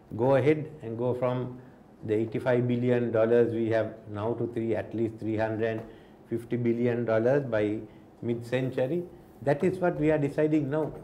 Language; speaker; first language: English; non-native, local second language; Sinhala